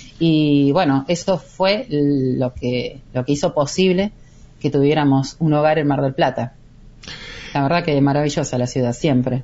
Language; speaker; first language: Spanish; native; Spanish